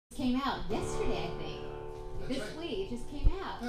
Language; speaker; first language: English; native; English